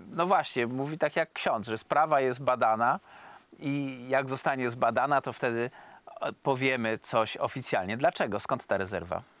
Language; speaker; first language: Polish; native; Polish